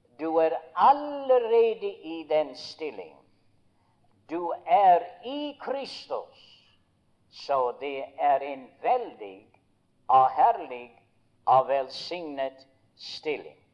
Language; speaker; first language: Norwegian; early bilingual, heritage; Norwegian